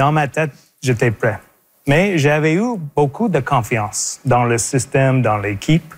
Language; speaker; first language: French; non-native, local second language; English